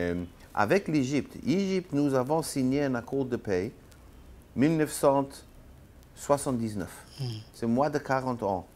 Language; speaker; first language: French; non-native, learner; Hebrew